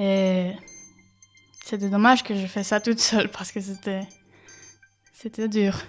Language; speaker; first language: French; non-native, learner; Spanish